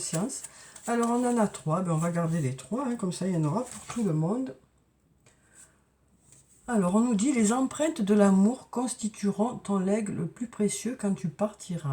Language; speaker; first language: French; native; French